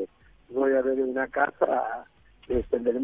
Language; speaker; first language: Italian; non-native, fluent; Spanish